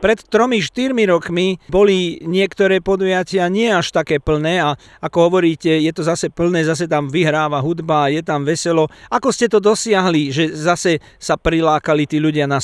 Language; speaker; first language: Slovak; native; Slovak